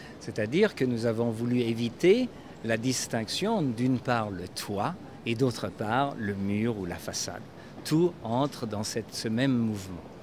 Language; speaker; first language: French; native; French